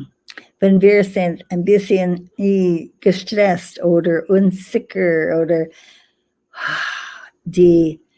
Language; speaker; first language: German; non-native, fluent; English